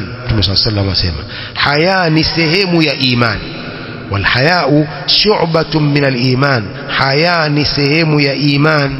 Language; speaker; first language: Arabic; non-native, fluent; Swahili